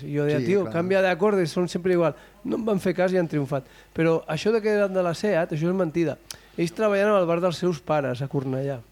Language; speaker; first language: Catalan; non-native, local second language; Spanish